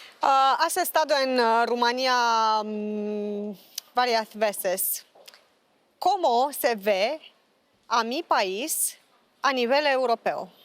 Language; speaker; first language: Spanish; non-native, fluent; Romanian